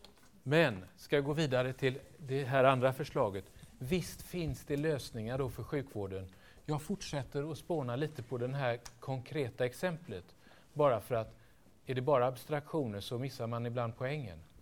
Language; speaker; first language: Swedish; native; Swedish